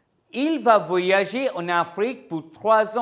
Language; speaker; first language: French; non-native, fluent; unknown